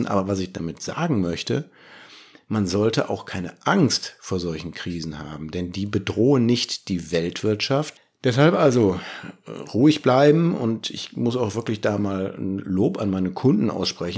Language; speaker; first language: German; native; German